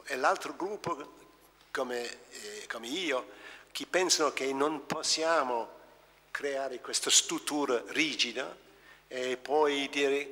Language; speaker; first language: Italian; non-native, fluent; English